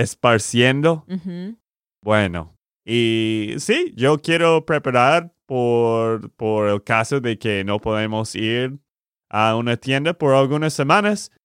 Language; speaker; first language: Spanish; non-native, learner; English